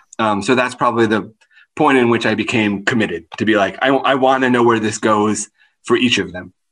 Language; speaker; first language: English; native; English